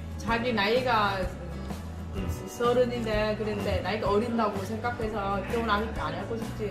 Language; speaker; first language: Korean; non-native, learner; Vietnamese